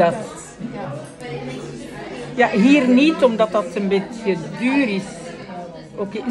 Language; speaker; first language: Dutch; non-native, fluent; French